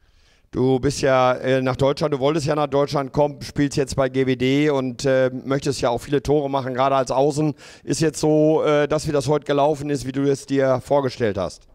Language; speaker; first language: German; native; German